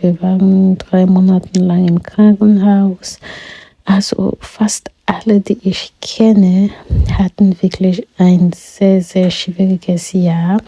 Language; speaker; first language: German; non-native, fluent; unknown